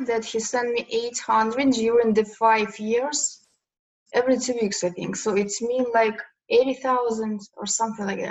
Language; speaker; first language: English; non-native, learner; Ukrainian